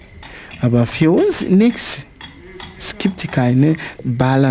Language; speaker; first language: German; non-native, learner; Swahili